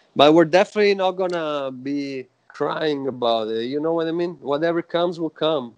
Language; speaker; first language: English; non-native, fluent; Italian